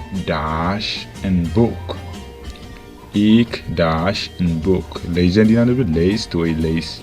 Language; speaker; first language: Dutch; non-native, fluent; Tigrinya